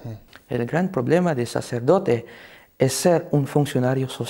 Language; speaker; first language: Spanish; non-native, fluent; Cebuano